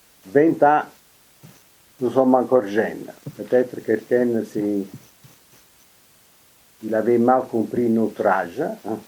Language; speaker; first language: French; non-native, fluent; Italian